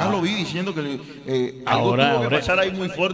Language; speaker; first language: Spanish; native; Spanish